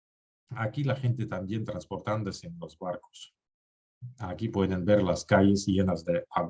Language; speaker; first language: Spanish; non-native, fluent; Russian